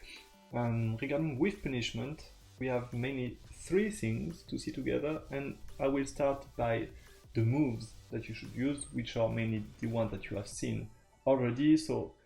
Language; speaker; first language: English; non-native, fluent; French